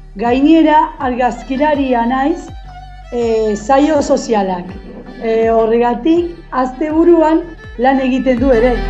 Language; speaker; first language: Basque; non-native, learner; Spanish